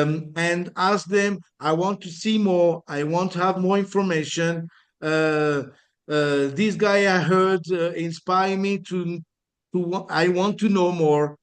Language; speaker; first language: English; non-native, fluent; French